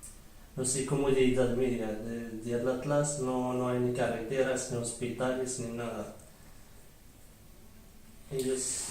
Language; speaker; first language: Spanish; non-native, learner; Arabic